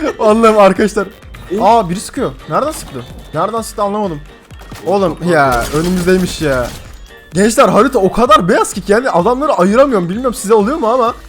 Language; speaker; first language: Turkish; native; Turkish